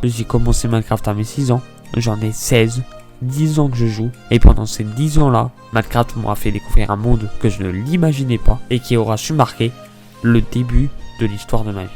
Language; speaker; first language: French; native; French